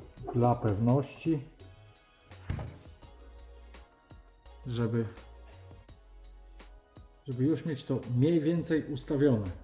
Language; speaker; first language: Polish; native; Polish